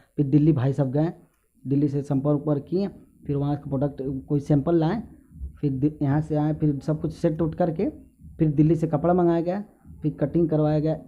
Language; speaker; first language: Hindi; native; Hindi